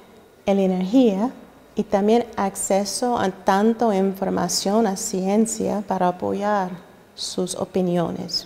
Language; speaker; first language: Spanish; non-native, learner; English